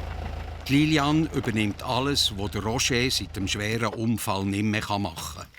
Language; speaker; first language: German; native; German